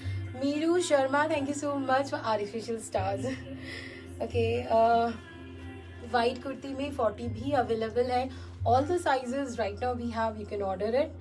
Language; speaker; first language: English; non-native, local second language; Hindi